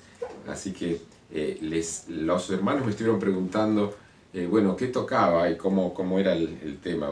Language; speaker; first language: Spanish; native; Spanish